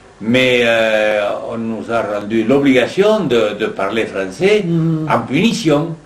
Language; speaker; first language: French; non-native, local second language; Occitan